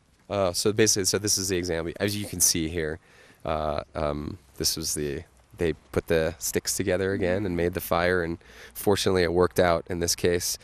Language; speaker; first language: English; native; English